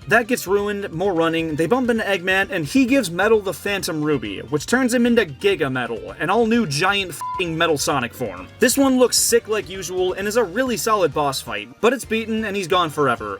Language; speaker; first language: English; native; English